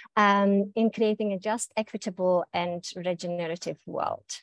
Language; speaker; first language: English; native; English